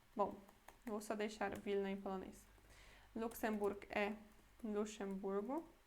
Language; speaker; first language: Portuguese; native; Portuguese